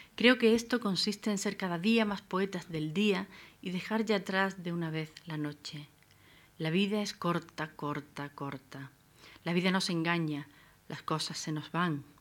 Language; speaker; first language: Spanish; native; Spanish